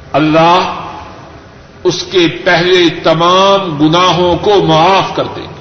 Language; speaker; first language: Urdu; non-native, local second language; Punjabi